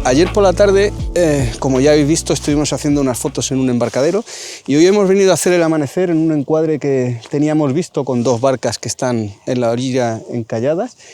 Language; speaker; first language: Spanish; native; Spanish